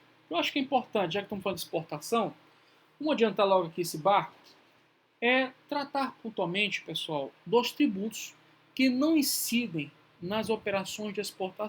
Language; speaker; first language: Portuguese; native; Portuguese